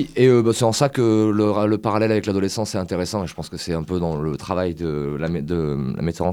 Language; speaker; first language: French; native; French